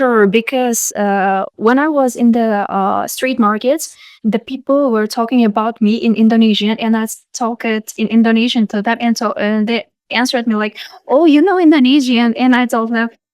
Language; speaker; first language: English; non-native, fluent; Uzbek